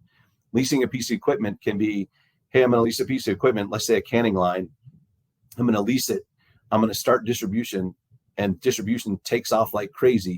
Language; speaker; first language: English; native; English